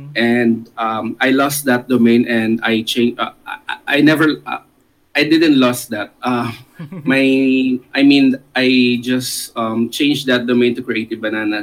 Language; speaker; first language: English; non-native, local second language; Filipino